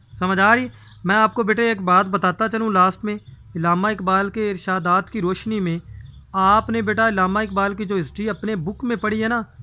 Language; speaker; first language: Urdu; native; Urdu